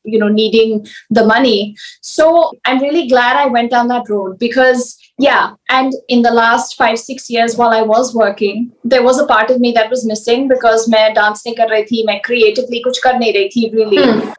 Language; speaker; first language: English; early bilingual, other home language; Hindi